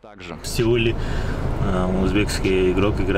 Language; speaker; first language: Russian; non-native, learner; Uzbek